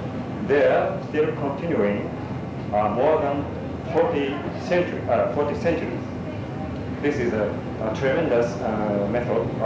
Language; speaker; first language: English; non-native, learner; Japanese